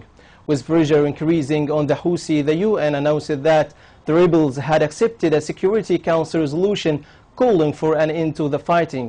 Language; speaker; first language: English; non-native, local second language; Arabic